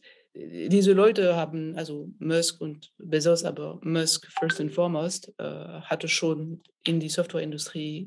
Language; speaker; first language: German; non-native, fluent; French